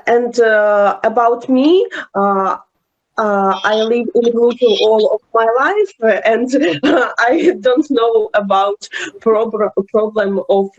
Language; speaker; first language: English; non-native, learner; Ukrainian